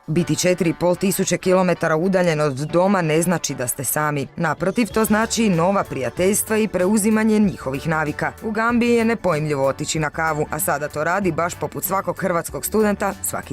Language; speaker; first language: Croatian; native; Croatian